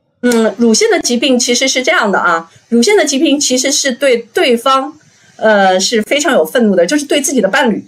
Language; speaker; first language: Chinese; native; Chinese